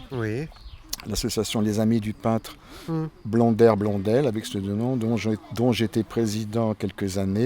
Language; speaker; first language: French; native; French